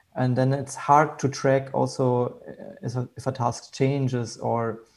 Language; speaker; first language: English; non-native, fluent; German